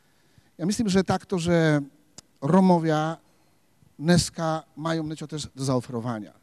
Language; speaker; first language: Slovak; non-native, learner; Polish